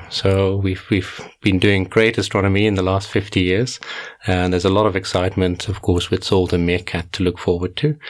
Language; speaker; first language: English; non-native, fluent; Dutch